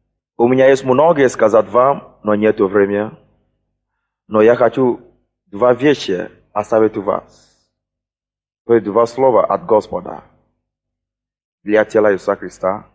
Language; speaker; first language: Russian; non-native, fluent; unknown